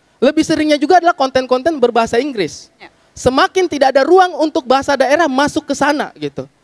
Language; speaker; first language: Indonesian; native; Indonesian